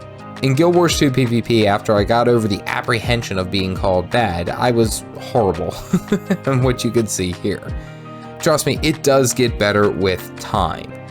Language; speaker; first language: English; native; English